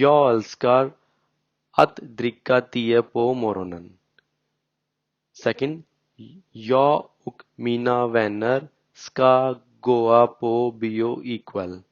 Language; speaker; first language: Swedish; non-native, learner; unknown